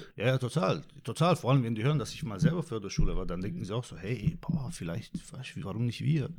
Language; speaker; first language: German; non-native, fluent; Turkish